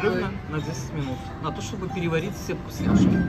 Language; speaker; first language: Russian; native; Russian